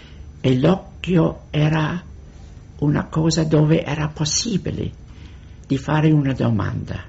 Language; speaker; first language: Italian; non-native, fluent; English